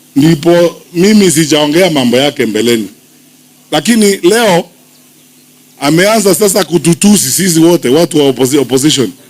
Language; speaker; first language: Swahili; non-native, local second language; Gusii